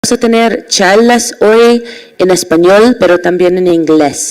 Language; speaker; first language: Spanish; non-native, learner; English